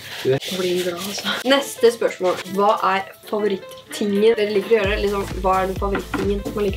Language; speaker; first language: Norwegian; native; Norwegian